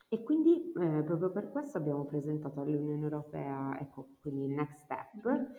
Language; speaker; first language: Italian; native; Italian